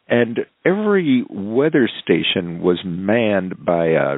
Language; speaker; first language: English; native; English